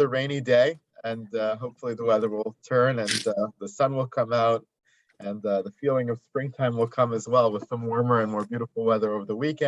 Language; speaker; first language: English; native; English